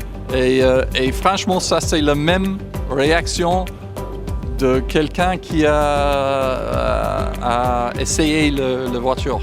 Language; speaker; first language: French; non-native, fluent; English